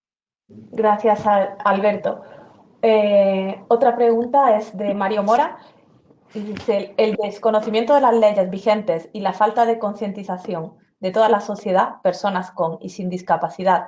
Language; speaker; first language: Spanish; native; Spanish